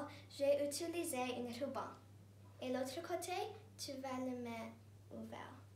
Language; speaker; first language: French; non-native, learner; English